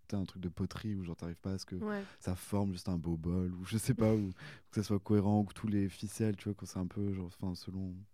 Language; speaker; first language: French; native; French